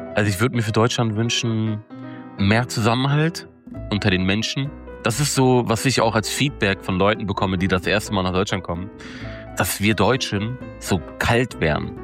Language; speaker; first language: German; early bilingual, other home language; Turkish